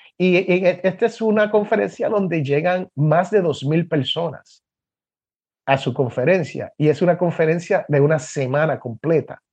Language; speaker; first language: Spanish; native; Spanish